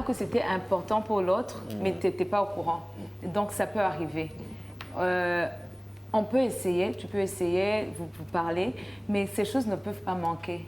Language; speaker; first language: French; non-native, local second language; Rundi